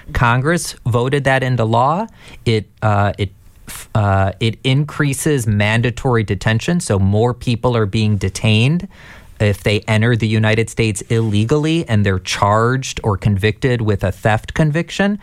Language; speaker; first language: English; native; English